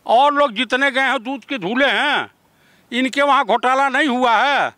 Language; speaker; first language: Hindi; native; Hindi